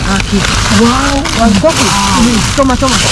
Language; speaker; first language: Spanish; non-native, learner; Arabic